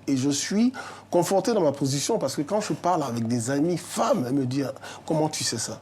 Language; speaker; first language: French; native; French